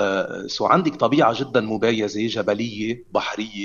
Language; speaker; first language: Arabic; native; Arabic